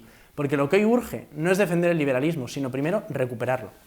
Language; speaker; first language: Spanish; native; Spanish